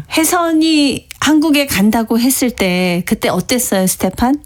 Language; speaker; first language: Korean; native; Korean